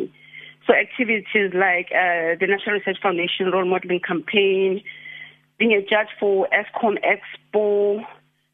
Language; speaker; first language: English; non-native, local second language; Xhosa